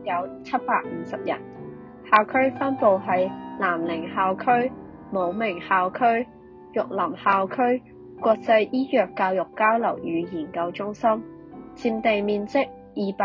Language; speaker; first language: Chinese; non-native, local second language; Cantonese